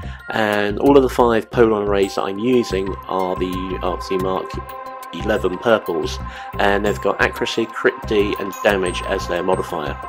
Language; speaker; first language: English; native; English